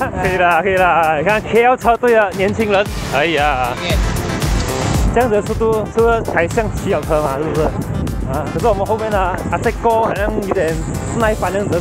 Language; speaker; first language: Chinese; native; Chinese